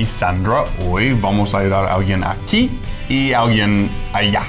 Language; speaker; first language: Spanish; non-native, fluent; English